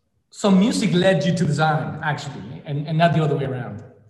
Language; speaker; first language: English; non-native, fluent; Spanish